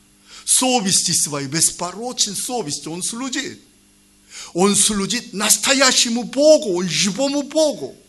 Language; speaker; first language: Russian; non-native, learner; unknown